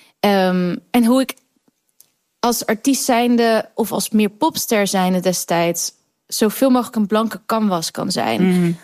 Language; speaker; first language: Dutch; early bilingual, other home language; Kurdish